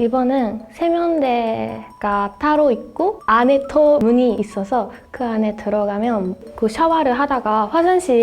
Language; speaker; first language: Korean; non-native, learner; Japanese